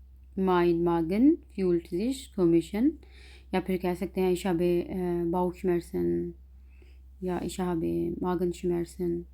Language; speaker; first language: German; non-native, fluent; Urdu